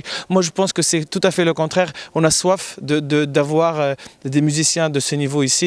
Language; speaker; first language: French; non-native, local second language; Arabic